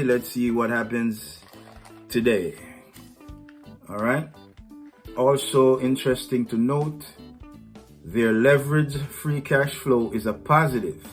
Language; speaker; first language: English; native; English